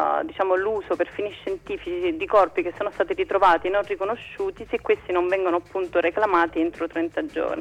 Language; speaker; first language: Italian; native; Italian